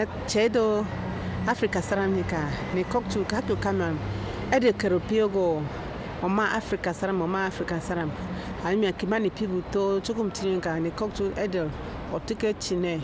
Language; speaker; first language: Korean; non-native, learner; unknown